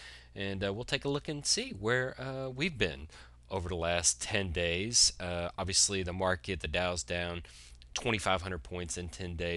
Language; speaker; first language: English; native; English